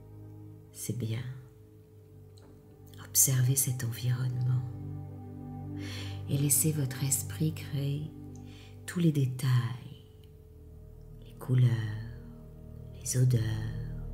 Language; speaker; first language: French; native; French